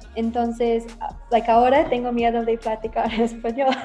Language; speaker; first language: Spanish; non-native, learner; English